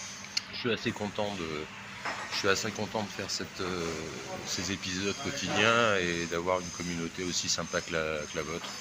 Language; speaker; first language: French; native; French